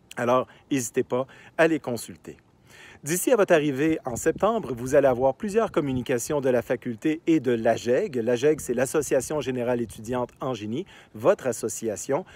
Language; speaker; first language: French; native; French